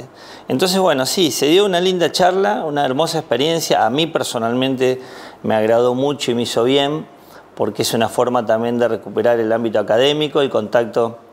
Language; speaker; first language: Spanish; native; Spanish